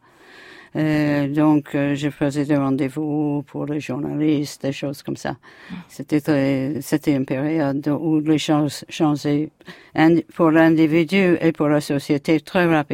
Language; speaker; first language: French; non-native, fluent; English